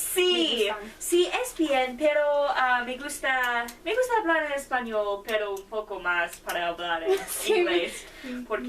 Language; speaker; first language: Spanish; non-native, learner; English